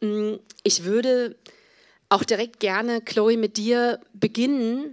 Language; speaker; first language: German; native; German